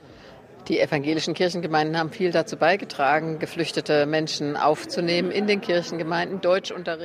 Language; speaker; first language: German; native; German